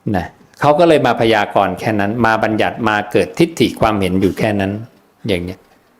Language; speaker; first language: Thai; native; Thai